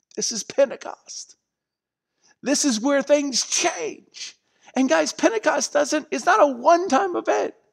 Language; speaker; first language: English; native; English